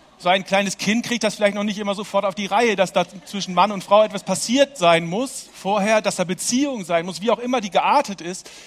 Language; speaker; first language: German; native; German